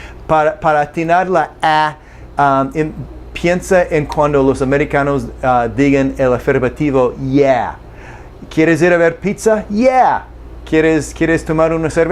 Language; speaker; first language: Spanish; non-native, fluent; English